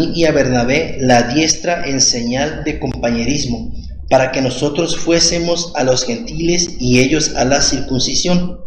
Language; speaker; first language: Spanish; native; Spanish